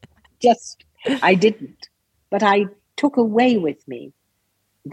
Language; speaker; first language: English; native; English